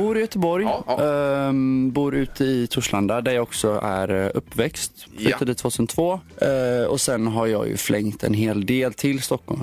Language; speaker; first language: Swedish; native; Swedish